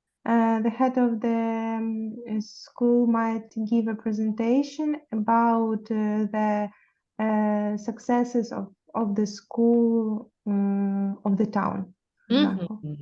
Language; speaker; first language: English; non-native, fluent; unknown